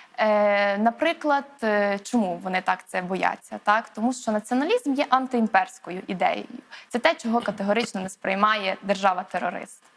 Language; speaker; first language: Ukrainian; native; Ukrainian